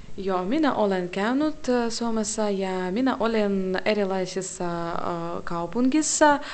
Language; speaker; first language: Finnish; non-native, learner; Russian